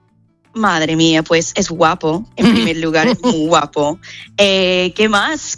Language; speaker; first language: Spanish; non-native, fluent; English